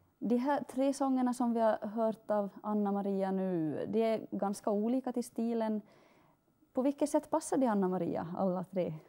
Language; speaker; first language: Swedish; native; Swedish